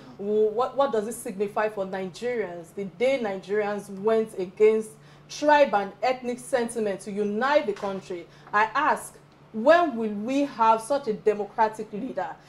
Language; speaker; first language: English; non-native, local second language; Yoruba